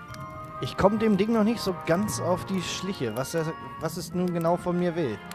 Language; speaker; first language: German; native; German